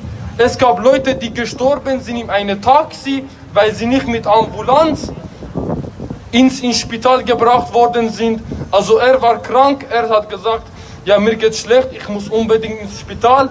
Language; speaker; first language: German; non-native, fluent; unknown